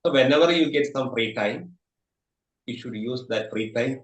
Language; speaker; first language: English; non-native, local second language; Malayalam